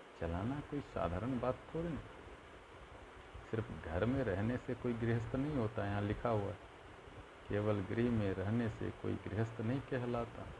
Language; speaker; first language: Hindi; native; Hindi